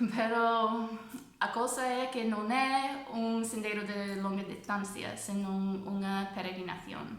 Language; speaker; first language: Portuguese; non-native, fluent; English